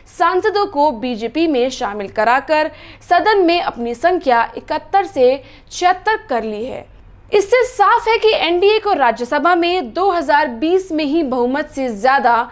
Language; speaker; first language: Hindi; native; Hindi